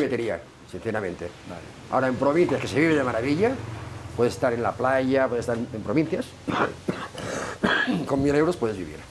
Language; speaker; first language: Spanish; native; Spanish